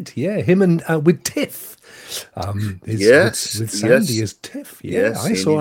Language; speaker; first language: English; native; English